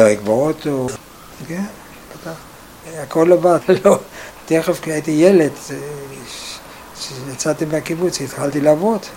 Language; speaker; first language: Hebrew; non-native, fluent; German